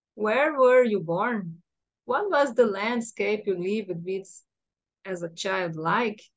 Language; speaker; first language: English; non-native, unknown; Portuguese